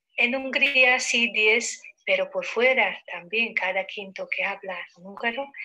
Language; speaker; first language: Spanish; non-native, fluent; Hungarian